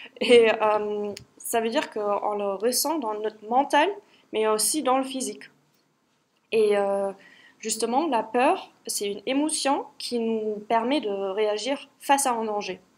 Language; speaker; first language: French; non-native, fluent; German